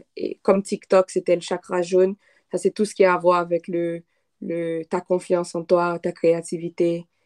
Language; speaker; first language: French; non-native, local second language; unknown